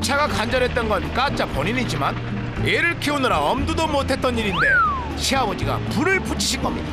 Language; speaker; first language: Korean; native; Korean